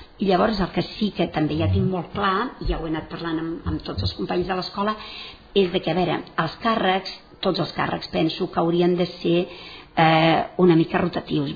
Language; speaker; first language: Catalan; non-native, local second language; Spanish